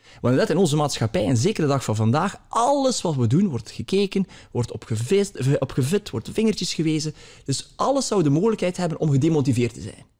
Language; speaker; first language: Dutch; native; Dutch